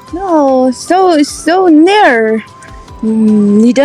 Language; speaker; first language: English; non-native, learner; Chinese